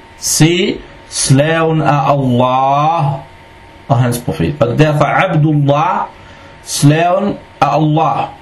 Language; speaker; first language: Danish; non-native, fluent; Arabic